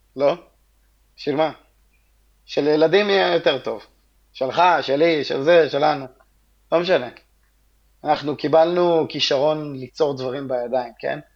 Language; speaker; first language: Hebrew; native; Hebrew